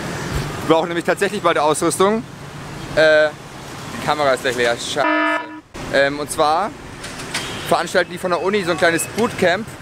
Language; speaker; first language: German; native; German